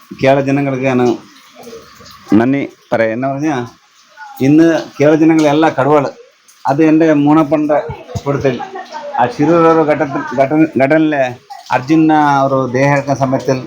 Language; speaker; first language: Malayalam; non-native, learner; Kannada